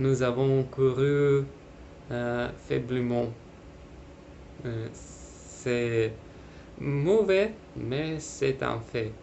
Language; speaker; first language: French; non-native, learner; Russian